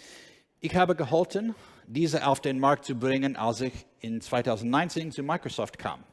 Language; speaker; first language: German; non-native, learner; English